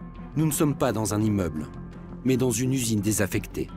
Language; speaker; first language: French; native; French